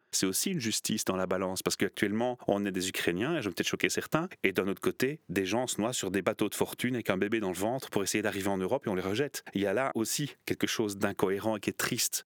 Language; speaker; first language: French; native; French